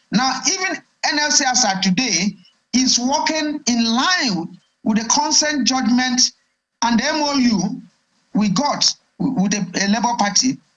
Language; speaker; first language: English; non-native, local second language; Igbo